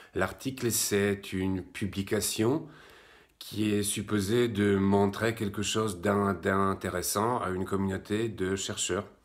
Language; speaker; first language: French; non-native, fluent; Polish